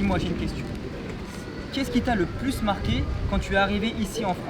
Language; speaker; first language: French; native; French